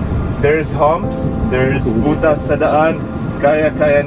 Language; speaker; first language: Filipino; non-native, learner; Arabic